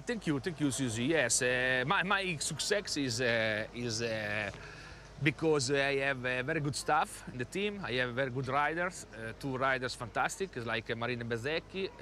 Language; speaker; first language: English; non-native, learner; Italian